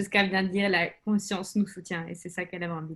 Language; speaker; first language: French; native; French